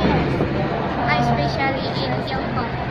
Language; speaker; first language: English; non-native, learner; Indonesian